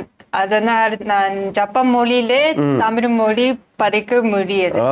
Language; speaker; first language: Tamil; non-native, learner; Japanese